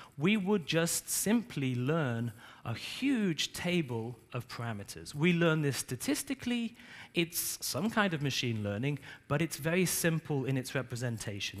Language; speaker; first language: English; native; English